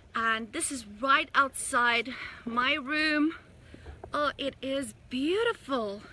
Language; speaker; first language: English; native; English